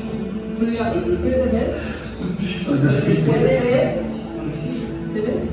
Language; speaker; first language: Spanish; non-native, fluent; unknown